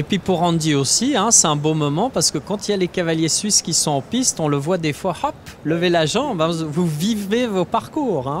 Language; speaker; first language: French; native; French